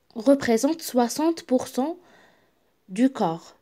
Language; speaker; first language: French; non-native, local second language; Arabic